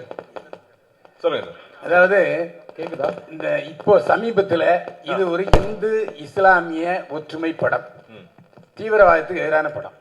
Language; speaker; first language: Tamil; native; Tamil